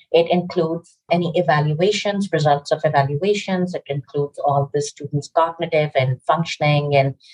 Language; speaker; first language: English; non-native, local second language; Urdu